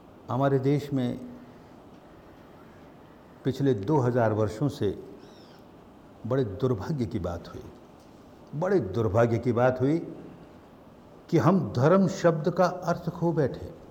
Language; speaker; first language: Hindi; early bilingual, heritage; Hindi